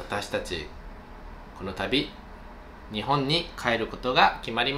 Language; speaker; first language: Japanese; native; Japanese